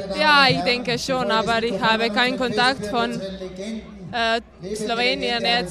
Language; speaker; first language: German; non-native, learner; Slovenian